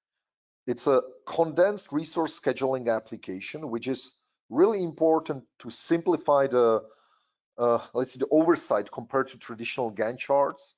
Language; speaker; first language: English; non-native, fluent; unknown